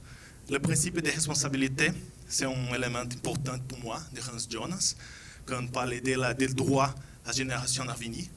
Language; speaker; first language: French; non-native, fluent; Portuguese